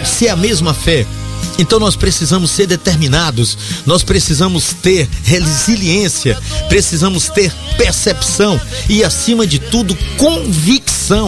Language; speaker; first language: Portuguese; native; Portuguese